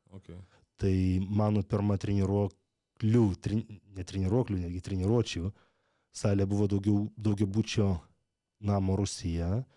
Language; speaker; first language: Lithuanian; native; Lithuanian